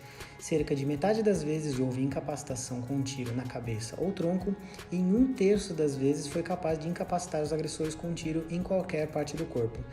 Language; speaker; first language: Portuguese; native; Portuguese